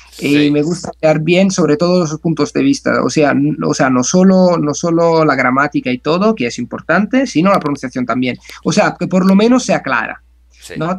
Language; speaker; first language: Spanish; non-native, fluent; Italian